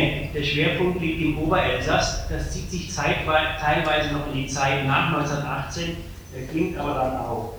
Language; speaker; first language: German; native; German